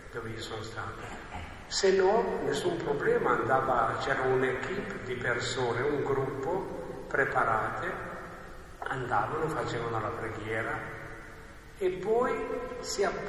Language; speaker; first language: Italian; native; Italian